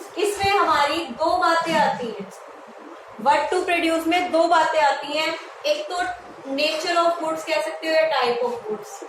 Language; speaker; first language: Hindi; native; Hindi